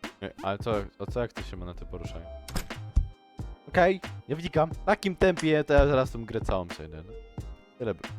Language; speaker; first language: Polish; native; Polish